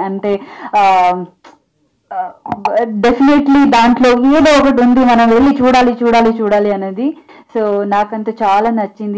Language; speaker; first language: Telugu; non-native, local second language; Hindi